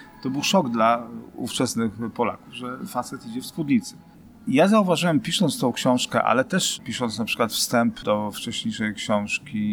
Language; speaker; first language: Polish; native; Polish